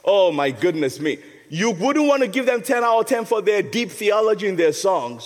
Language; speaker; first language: English; non-native, local second language; Yoruba